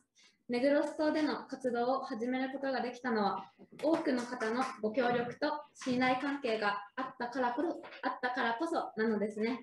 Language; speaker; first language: Japanese; native; Japanese